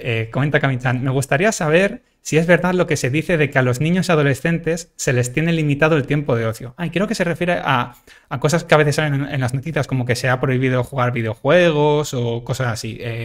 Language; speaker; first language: Spanish; native; Spanish